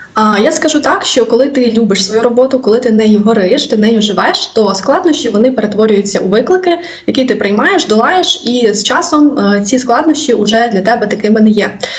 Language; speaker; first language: Ukrainian; native; Ukrainian